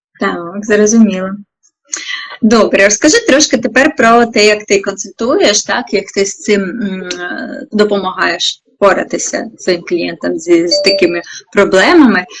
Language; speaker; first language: Ukrainian; native; Ukrainian